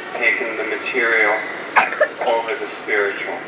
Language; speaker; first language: English; native; English